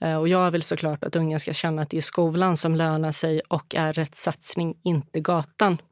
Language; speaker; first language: Swedish; early bilingual, other home language; Bosnian